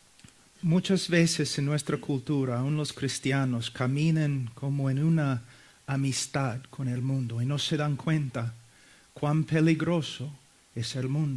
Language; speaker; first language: Spanish; non-native, fluent; English